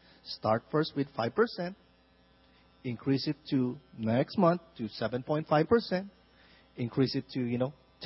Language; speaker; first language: English; non-native, local second language; Filipino